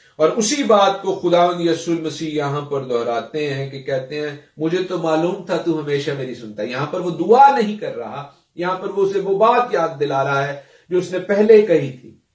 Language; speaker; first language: Urdu; non-native, local second language; Punjabi